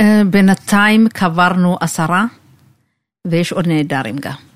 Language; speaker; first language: Hebrew; non-native, fluent; Amharic